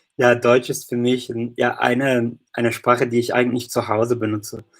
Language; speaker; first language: German; non-native, fluent; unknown